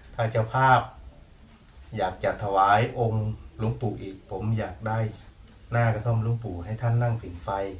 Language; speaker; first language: Thai; native; Thai